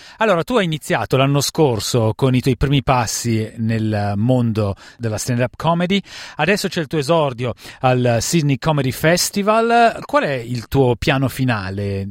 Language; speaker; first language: Italian; native; Italian